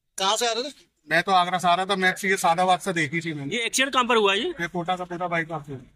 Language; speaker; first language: Hindi; native; Hindi